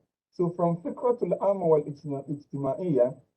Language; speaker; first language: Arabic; non-native, fluent; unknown